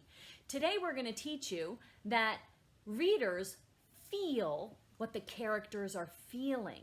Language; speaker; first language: English; native; English